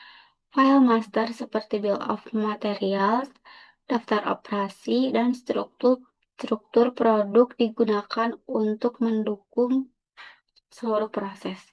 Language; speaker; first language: Indonesian; native; Indonesian